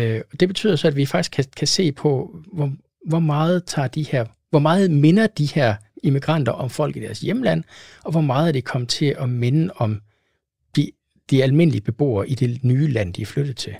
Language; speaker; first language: Danish; native; Danish